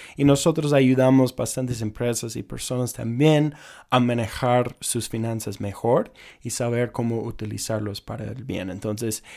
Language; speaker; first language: Spanish; non-native, fluent; English